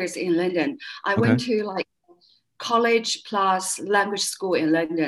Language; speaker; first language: English; non-native, fluent; Chinese